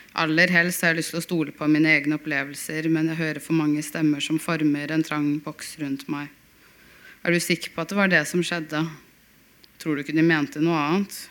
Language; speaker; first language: Norwegian; early bilingual, other home language; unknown